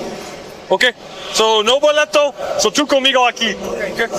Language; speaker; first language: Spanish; non-native, learner; English